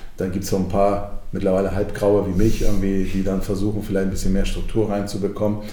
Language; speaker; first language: German; early bilingual, other home language; Croatian